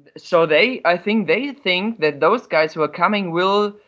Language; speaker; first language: English; non-native, fluent; German